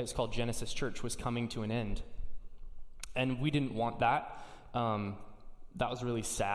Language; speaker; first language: English; native; English